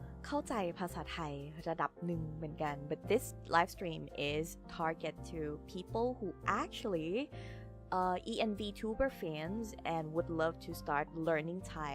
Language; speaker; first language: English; non-native, fluent; Thai